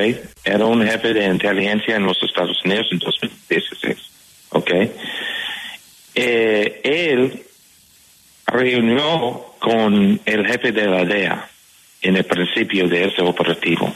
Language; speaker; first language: Spanish; non-native, fluent; English